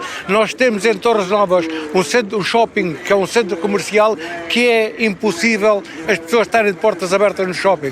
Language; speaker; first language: Portuguese; native; Portuguese